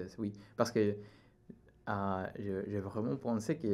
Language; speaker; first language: French; non-native, learner; Spanish